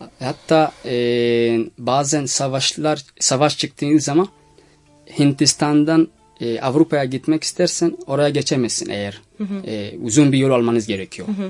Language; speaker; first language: Turkish; non-native, fluent; Somali